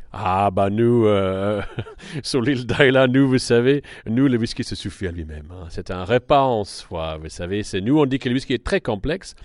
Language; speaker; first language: French; non-native, fluent; English